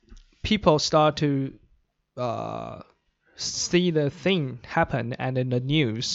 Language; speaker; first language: English; non-native, fluent; Chinese